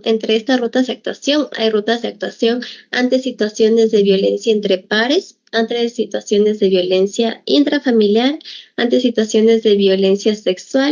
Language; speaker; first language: Spanish; native; Spanish